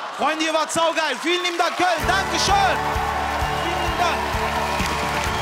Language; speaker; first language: German; early bilingual, other home language; Turkish